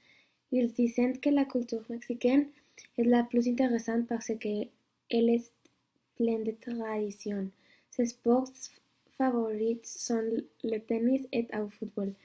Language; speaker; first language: French; non-native, learner; Spanish